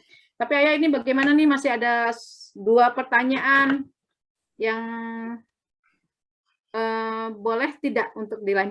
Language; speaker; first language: Indonesian; native; Indonesian